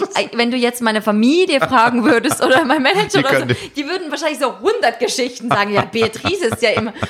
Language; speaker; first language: German; native; German